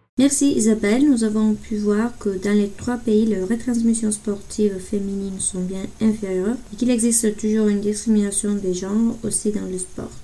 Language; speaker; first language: French; non-native, fluent; Italian